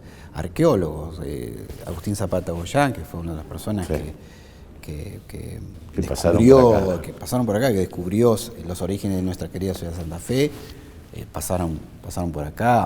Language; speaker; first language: Spanish; native; Spanish